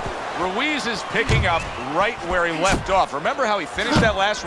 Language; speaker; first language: English; native; English